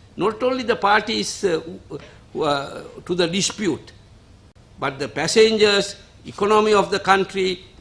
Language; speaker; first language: English; non-native, local second language; Sinhala